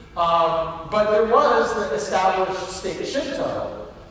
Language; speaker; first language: English; native; English